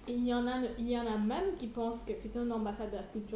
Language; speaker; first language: French; non-native, local second language; Wolof